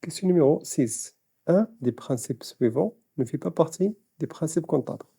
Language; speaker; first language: French; non-native, local second language; Arabic